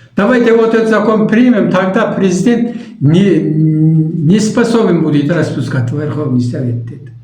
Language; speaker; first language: Russian; non-native, local second language; Kazakh